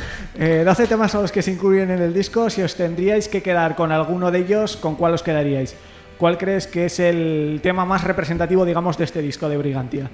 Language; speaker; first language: Spanish; native; Spanish